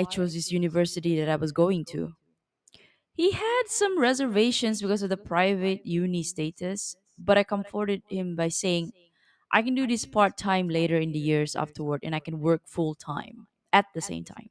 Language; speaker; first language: English; non-native, local second language; Malay